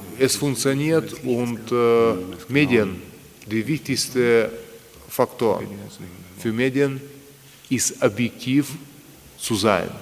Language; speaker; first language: German; non-native, learner; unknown